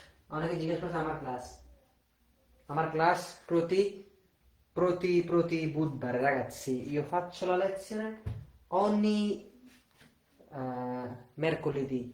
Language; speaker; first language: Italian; non-native, fluent; Bangla